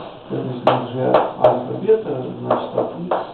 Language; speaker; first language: Russian; native; Russian